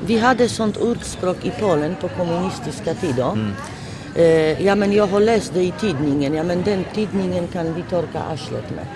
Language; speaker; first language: Swedish; non-native, fluent; Polish